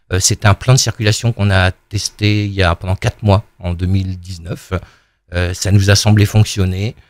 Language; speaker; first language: French; native; French